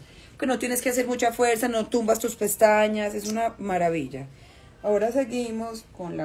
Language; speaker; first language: Spanish; native; Spanish